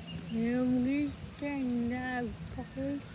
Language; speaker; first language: French; non-native, learner; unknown